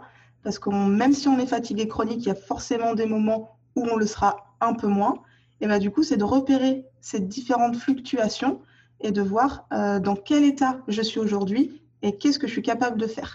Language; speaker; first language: French; native; French